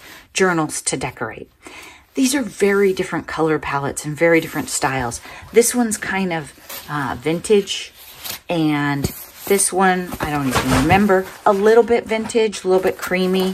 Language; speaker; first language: English; native; English